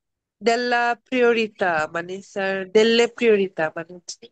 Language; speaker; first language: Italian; non-native, learner; Bangla